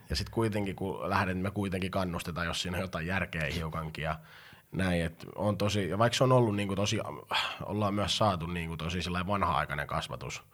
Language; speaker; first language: Finnish; native; Finnish